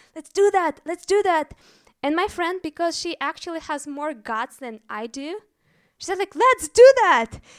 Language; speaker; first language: English; non-native, fluent; Russian